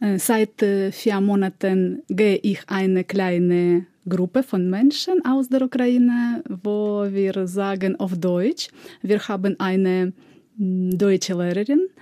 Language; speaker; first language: German; non-native, learner; Russian